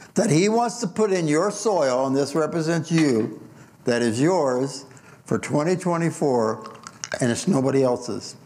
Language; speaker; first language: English; native; English